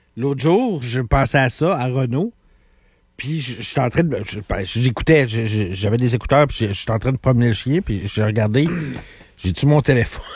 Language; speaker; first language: French; native; French